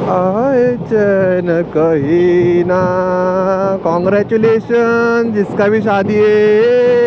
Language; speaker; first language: Hindi; non-native, local second language; Marathi